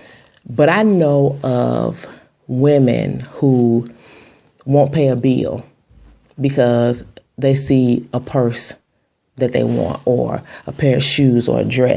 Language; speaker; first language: English; native; English